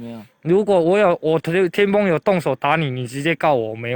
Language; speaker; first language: Chinese; native; Chinese